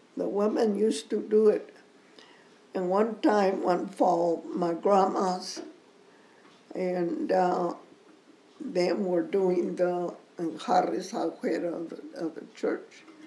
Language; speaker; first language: English; early bilingual, other home language; Spanish